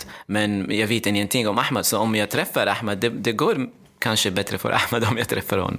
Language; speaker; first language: Swedish; non-native, fluent; Arabic